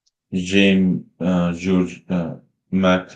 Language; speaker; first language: French; non-native, learner; Hindi